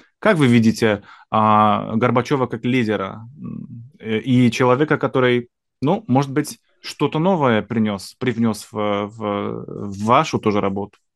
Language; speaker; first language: Russian; non-native, fluent; Polish